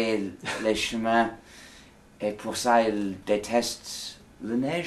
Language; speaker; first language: French; non-native, fluent; English